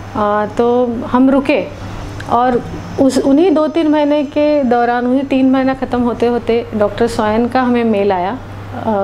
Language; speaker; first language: Hindi; non-native, local second language; Marathi